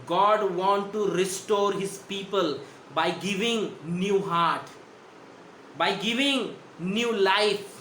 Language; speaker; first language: English; non-native, local second language; Marathi